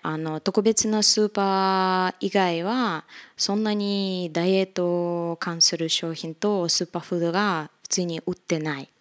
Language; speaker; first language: Japanese; non-native, fluent; Russian